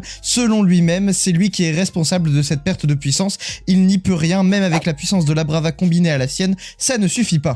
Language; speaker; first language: French; native; French